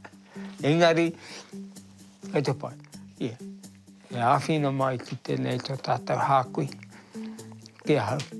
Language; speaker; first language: Māori; non-native, local second language; English